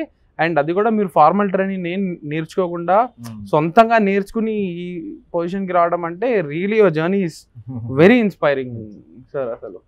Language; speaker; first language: Telugu; native; Telugu